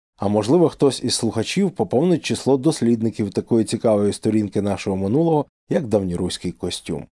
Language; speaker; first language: Ukrainian; native; Ukrainian